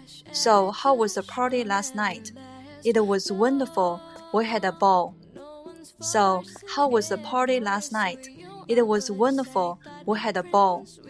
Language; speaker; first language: English; non-native, fluent; Chinese